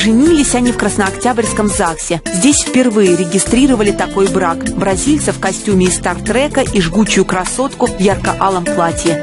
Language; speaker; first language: Russian; native; Russian